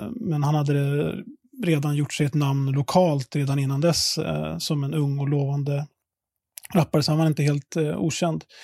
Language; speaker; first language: Swedish; native; Swedish